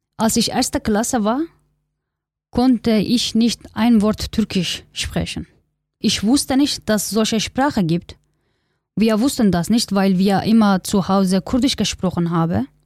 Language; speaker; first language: German; non-native, learner; Kurdish